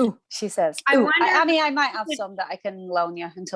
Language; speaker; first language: English; native; English